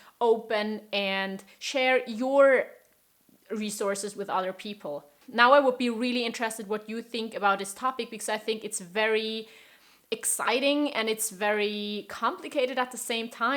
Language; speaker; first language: English; non-native, fluent; German